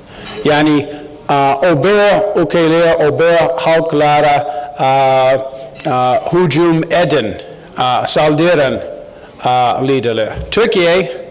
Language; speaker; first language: Turkish; non-native, learner; English